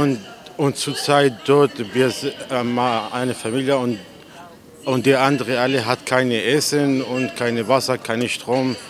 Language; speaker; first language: German; non-native, learner; Kurdish